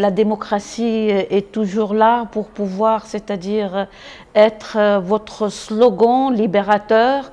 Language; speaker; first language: French; non-native, local second language; Arabic